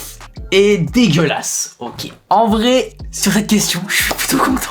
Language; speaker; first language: French; native; French